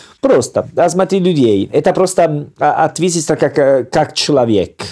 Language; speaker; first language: Russian; non-native, learner; Italian